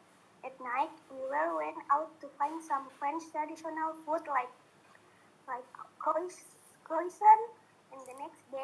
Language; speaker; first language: English; non-native, learner; Indonesian